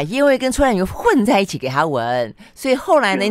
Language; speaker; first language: Chinese; native; Chinese